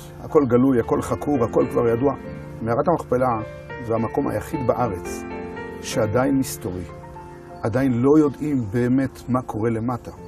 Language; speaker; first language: Hebrew; native; Hebrew